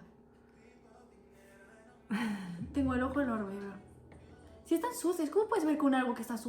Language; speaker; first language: Spanish; early bilingual, other home language; Portuguese